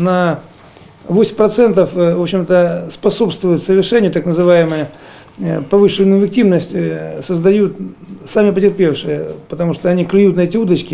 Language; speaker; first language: Russian; native; Russian